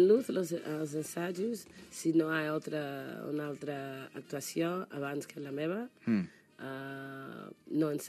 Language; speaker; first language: Catalan; non-native, learner; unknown